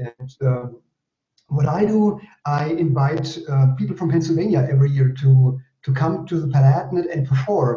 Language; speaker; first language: English; non-native, fluent; German